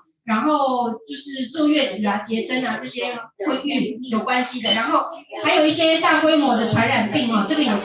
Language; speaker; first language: Chinese; native; Chinese